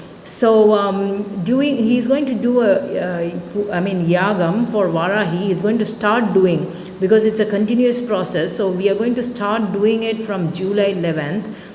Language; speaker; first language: English; non-native, local second language; Tamil